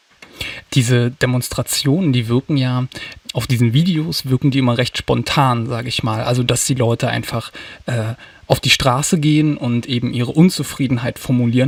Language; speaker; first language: German; native; German